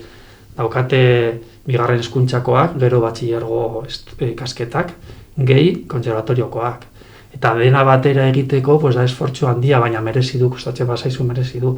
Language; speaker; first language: Basque; non-native, local second language; Spanish